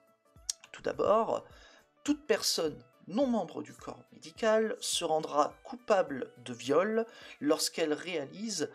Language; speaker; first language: French; native; French